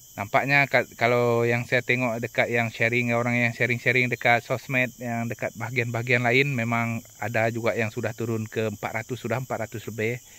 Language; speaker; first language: Malay; non-native, local second language; Iban